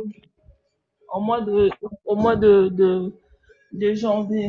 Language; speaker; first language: French; non-native, local second language; Lingala